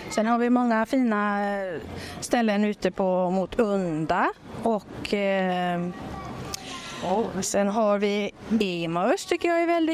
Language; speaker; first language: Swedish; native; Swedish